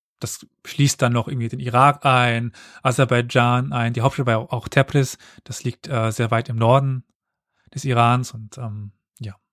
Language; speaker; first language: German; native; German